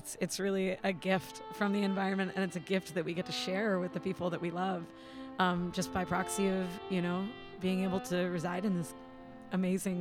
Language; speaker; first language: English; native; English